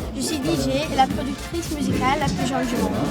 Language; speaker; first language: French; non-native, fluent; Portuguese